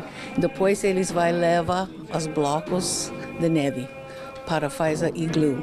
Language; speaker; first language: Portuguese; non-native, learner; English